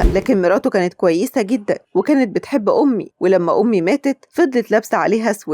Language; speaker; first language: Arabic; native; Arabic